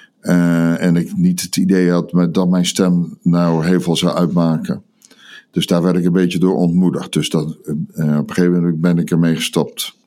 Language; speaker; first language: Dutch; native; Dutch